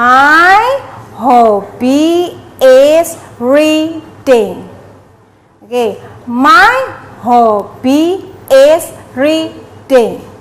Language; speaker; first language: English; non-native, learner; Indonesian